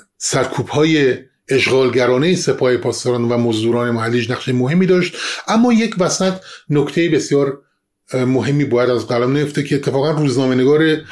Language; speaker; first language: Persian; non-native, local second language; Kurdish